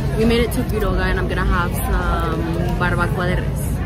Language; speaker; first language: English; early bilingual, other home language; Spanish